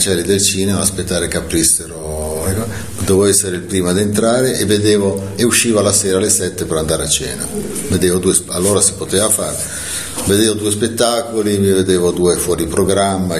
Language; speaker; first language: Italian; native; Italian